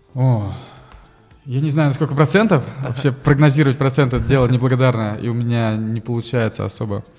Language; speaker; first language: Russian; native; Russian